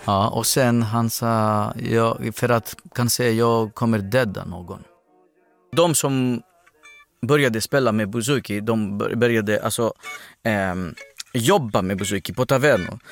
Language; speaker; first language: Swedish; non-native, fluent; Greek